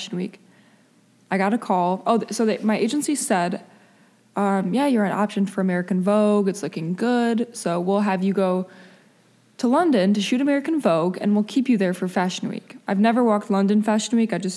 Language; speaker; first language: English; early bilingual, other home language; Spanish